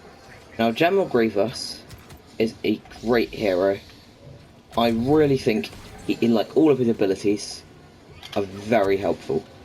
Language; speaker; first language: English; native; English